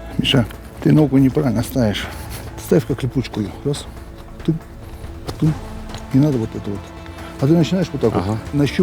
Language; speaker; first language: Russian; native; Russian